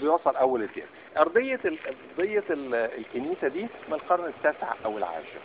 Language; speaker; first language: Arabic; native; Arabic